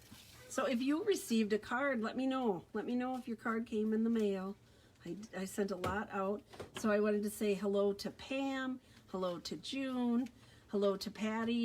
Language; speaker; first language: English; native; English